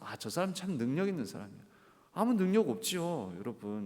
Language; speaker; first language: Korean; native; Korean